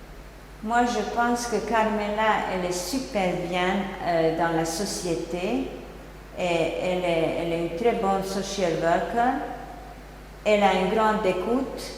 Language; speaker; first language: French; non-native, fluent; Hungarian